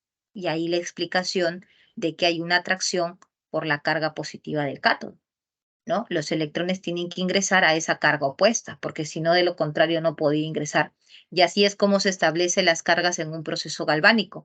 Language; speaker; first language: Spanish; native; Spanish